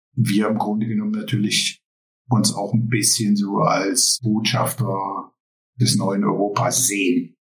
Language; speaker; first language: German; native; German